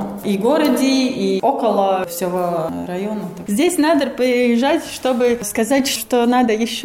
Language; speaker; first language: Russian; non-native, local second language; Latvian